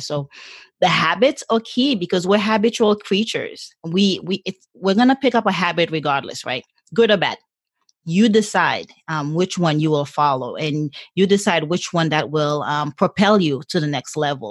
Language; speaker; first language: English; non-native, fluent; Haitian Creole